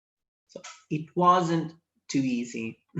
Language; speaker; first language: English; non-native, fluent; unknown